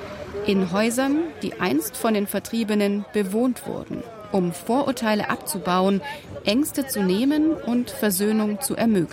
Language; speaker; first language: German; native; German